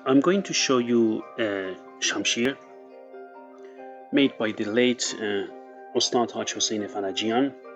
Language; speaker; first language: English; non-native, fluent; Persian